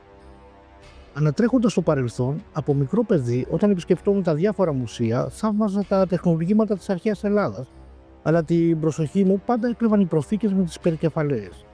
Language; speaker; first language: Greek; native; Greek